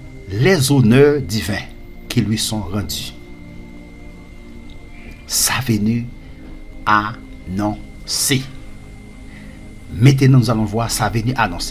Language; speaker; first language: French; non-native, local second language; Haitian Creole